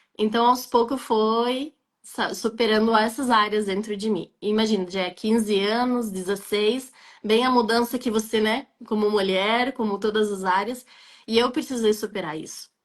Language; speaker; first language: Portuguese; non-native, fluent; Arabic